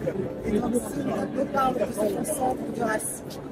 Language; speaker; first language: French; native; French